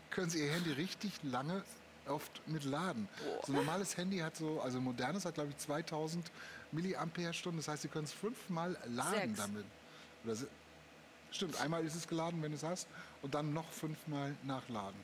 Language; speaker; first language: German; native; German